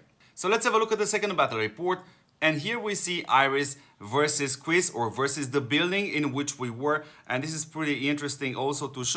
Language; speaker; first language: English; non-native, fluent; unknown